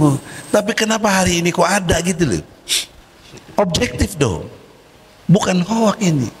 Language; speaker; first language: Indonesian; native; Indonesian